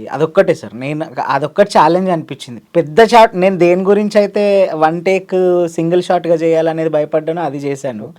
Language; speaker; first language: Telugu; native; Telugu